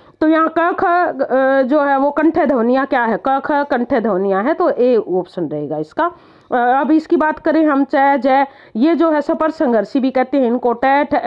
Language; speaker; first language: Hindi; native; Hindi